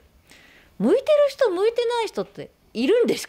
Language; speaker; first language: Japanese; native; Japanese